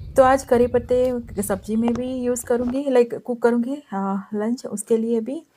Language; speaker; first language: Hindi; non-native, local second language; Gujarati